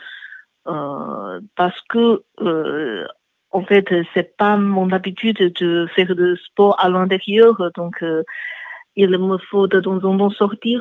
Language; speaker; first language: French; non-native, learner; Chinese